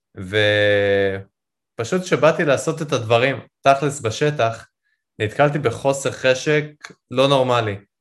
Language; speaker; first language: Hebrew; native; Hebrew